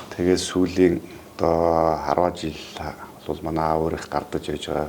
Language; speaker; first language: Mongolian; native; Mongolian